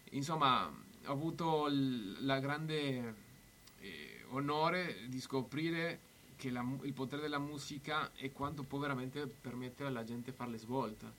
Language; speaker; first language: Italian; non-native, fluent; Spanish